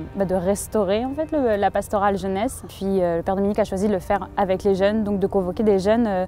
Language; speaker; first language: French; native; French